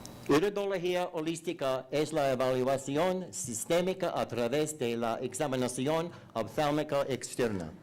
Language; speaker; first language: Spanish; non-native, learner; English